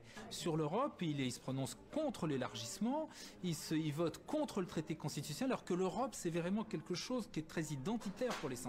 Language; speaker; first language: French; native; French